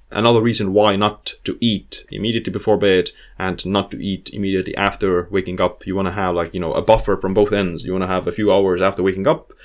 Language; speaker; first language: English; non-native, fluent; Estonian